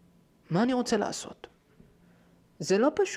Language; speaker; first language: Hebrew; early bilingual, heritage; Hebrew